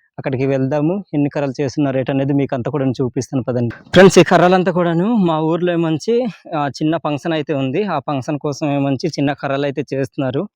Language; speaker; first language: Telugu; non-native, local second language; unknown